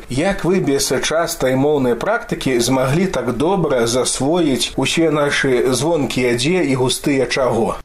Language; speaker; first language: Belarusian; native; Belarusian